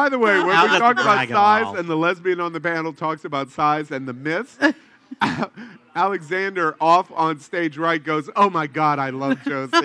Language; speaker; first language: English; native; English